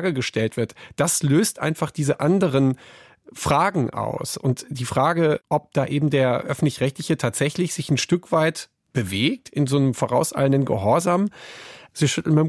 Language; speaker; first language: German; native; German